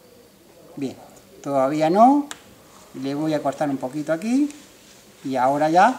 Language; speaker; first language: Spanish; native; Spanish